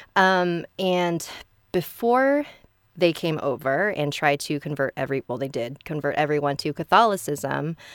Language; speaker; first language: English; early bilingual, other home language; Filipino